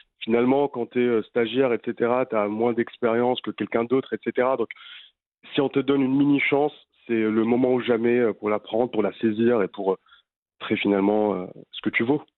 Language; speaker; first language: French; non-native, local second language; Arabic